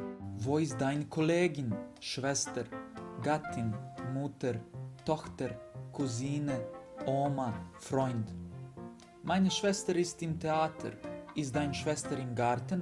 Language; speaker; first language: German; non-native, fluent; Serbian